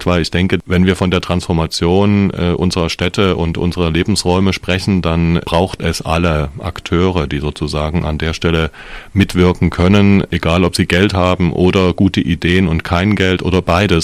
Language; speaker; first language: German; native; German